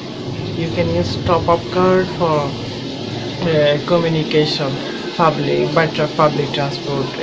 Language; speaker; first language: English; non-native, learner; Bangla